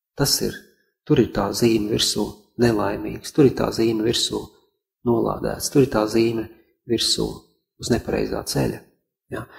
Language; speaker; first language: Latvian; native; Latvian